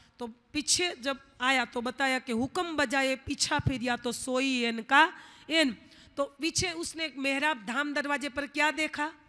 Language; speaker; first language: Hindi; non-native, local second language; Gujarati